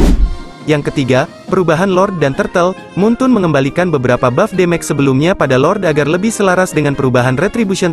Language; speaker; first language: Indonesian; native; Indonesian